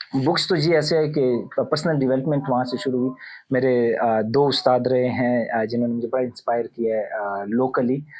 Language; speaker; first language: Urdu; non-native, local second language; Pashto